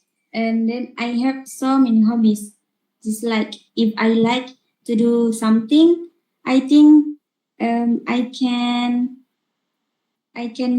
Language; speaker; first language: English; non-native, learner; Indonesian